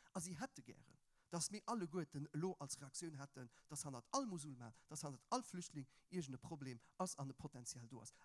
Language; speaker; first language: Luxembourgish; native; Luxembourgish